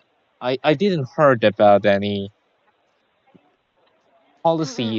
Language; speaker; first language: English; non-native, learner; Korean